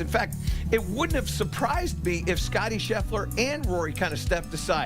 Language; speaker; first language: English; native; English